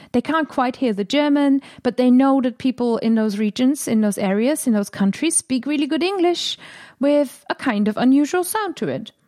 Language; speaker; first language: English; non-native, fluent; German